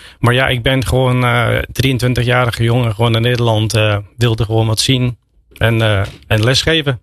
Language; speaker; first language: Dutch; non-native, fluent; English